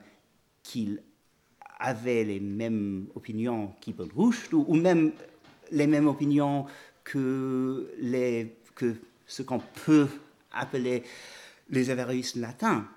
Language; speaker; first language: French; non-native, fluent; English